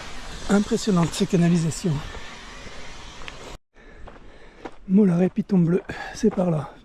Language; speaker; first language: French; native; French